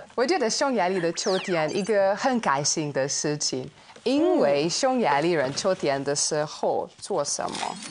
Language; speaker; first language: Chinese; non-native, fluent; Hungarian